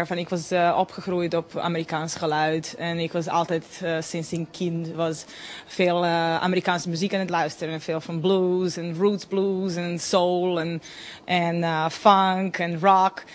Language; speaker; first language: Dutch; non-native, fluent; Serbian